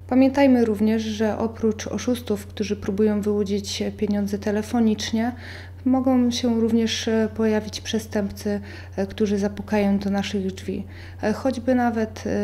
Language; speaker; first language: Polish; native; Polish